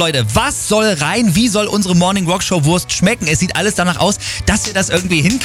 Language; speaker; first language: German; native; German